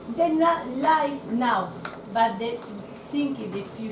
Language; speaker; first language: English; non-native, learner; Spanish